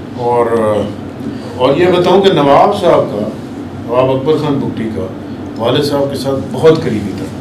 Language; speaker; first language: Urdu; non-native, local second language; Saraiki